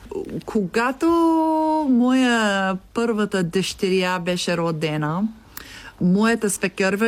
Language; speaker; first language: Bulgarian; non-native, learner; English